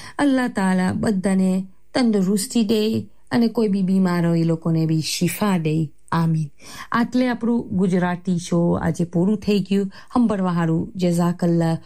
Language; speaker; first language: Gujarati; early bilingual, heritage; Gujarati